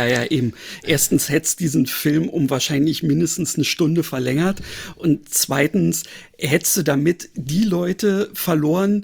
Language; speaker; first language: German; native; German